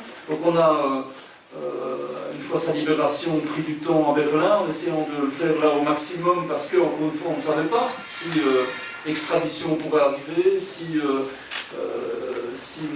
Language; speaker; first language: French; native; French